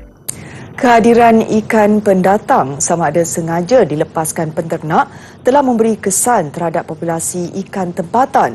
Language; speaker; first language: Malay; native; Malay